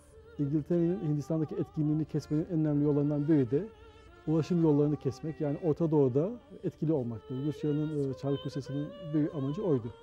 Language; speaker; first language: Turkish; native; Turkish